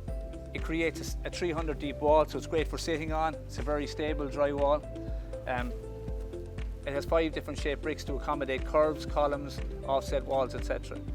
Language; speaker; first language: English; native; English